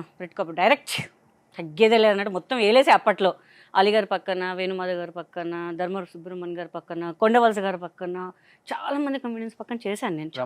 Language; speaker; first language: Telugu; non-native, local second language; Hindi